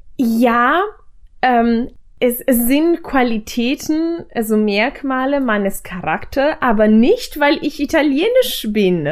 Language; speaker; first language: German; non-native, fluent; Italian